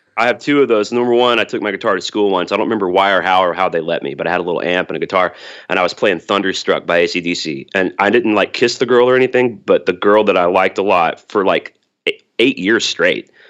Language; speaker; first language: English; native; English